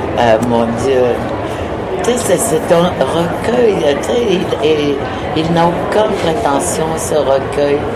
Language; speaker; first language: French; non-native, local second language; Innu-aimun